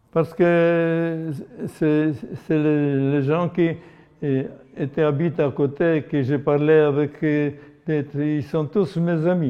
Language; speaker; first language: French; non-native, learner; Polish